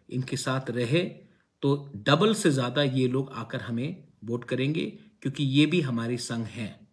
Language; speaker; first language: Hindi; non-native, local second language; Kok Borok